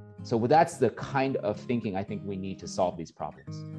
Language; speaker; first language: English; early bilingual, other home language; Chinese